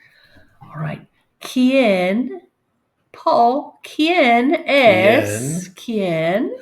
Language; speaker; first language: Spanish; non-native, learner; English